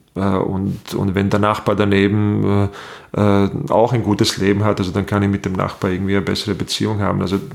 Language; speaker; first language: German; non-native, fluent; Bosnian